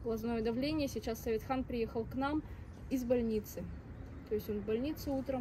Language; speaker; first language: Russian; native; Russian